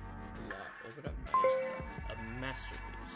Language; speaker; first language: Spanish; non-native, fluent; English